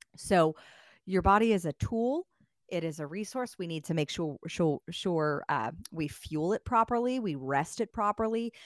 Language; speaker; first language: English; native; English